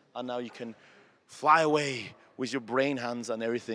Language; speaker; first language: English; non-native, fluent; German